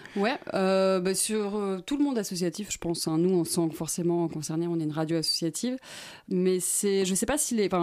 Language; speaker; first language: French; native; French